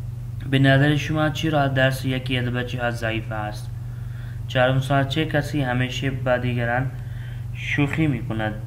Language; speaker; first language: Persian; non-native, fluent; Urdu